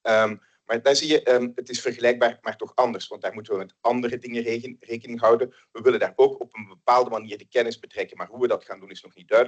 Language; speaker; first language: Dutch; native; Dutch